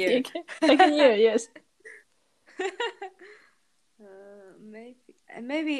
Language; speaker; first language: English; non-native, learner; Chinese